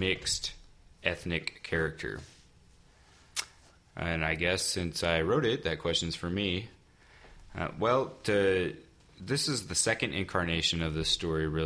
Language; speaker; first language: English; native; English